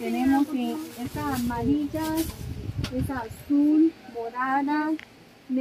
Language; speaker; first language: Spanish; non-native, learner; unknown